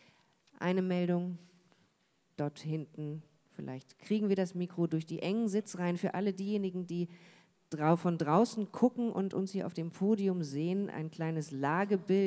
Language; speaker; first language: German; native; German